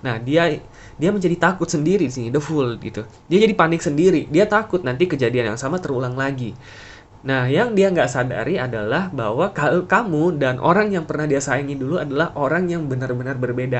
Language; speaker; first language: Indonesian; native; Indonesian